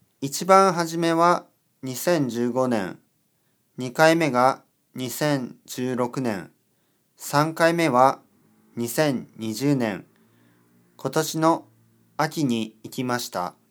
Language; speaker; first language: Japanese; non-native, learner; Swedish